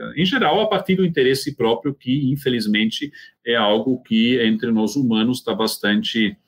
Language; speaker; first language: Portuguese; non-native, fluent; Swiss German